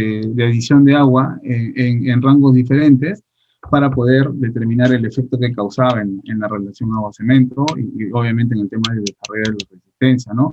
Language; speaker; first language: Spanish; native; Spanish